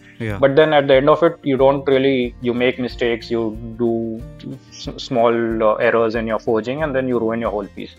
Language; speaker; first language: English; non-native, local second language; Urdu